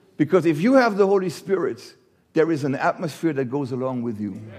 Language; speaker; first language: English; non-native, fluent; German